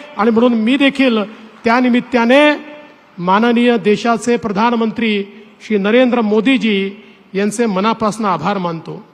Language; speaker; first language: Marathi; native; Marathi